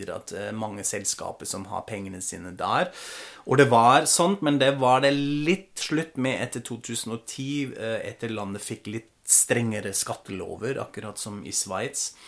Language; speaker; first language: Norwegian; non-native, fluent; German